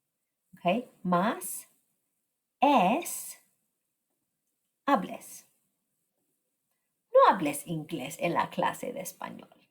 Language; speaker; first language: Spanish; non-native, fluent; English